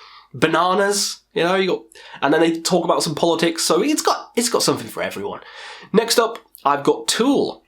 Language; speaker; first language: English; native; English